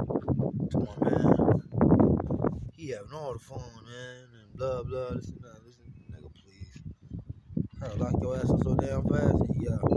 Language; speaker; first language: English; native; English